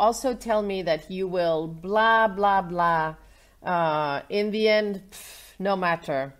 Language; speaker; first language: English; non-native, fluent; Vietnamese